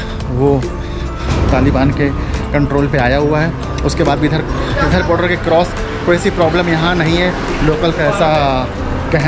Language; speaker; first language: Hindi; native; Hindi